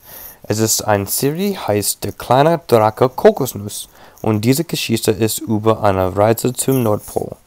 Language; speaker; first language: German; non-native, learner; English